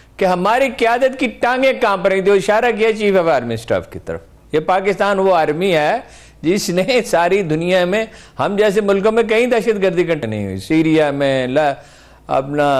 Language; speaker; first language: Urdu; native; Urdu